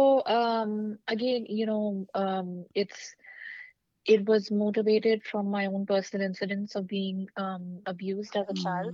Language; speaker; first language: English; non-native, local second language; Hindi